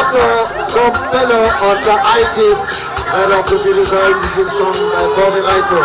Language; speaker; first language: German; non-native, learner; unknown